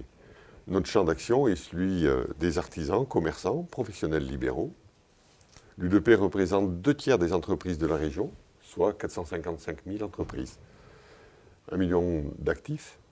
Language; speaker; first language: French; native; French